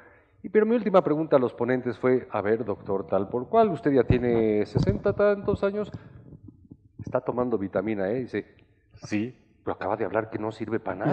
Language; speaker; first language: Spanish; native; Spanish